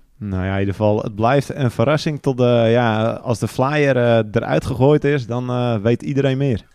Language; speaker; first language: Dutch; native; Dutch